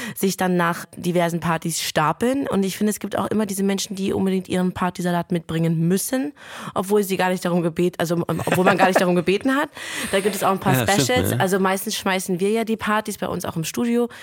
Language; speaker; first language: German; non-native, fluent; Lithuanian